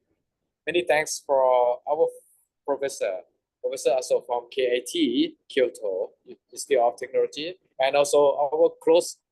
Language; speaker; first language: English; non-native, learner; Thai